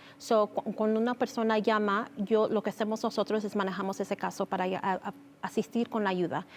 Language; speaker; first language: Spanish; early bilingual, heritage; Spanish